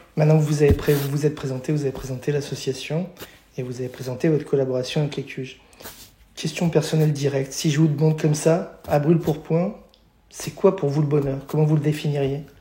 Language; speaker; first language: French; native; French